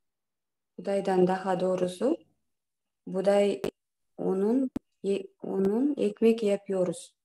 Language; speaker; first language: Turkish; non-native, learner; Kyrgyz